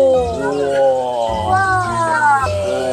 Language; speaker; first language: Chinese; native; Chinese